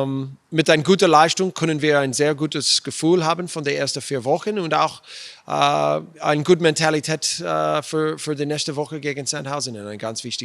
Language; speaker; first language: German; non-native, fluent; English